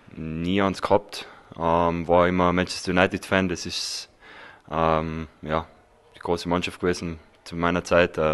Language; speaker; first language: German; native; German